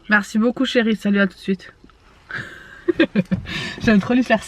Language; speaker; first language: French; native; French